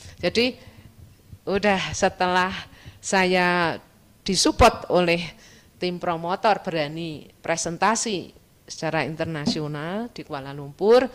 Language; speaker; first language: Indonesian; non-native, local second language; Javanese